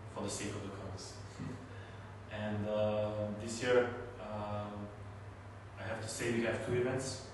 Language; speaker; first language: English; non-native, fluent; Macedonian